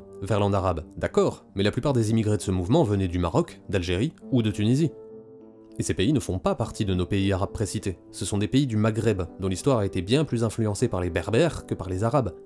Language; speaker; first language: French; native; French